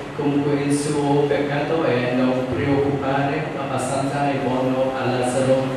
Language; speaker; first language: Italian; non-native, learner; Vietnamese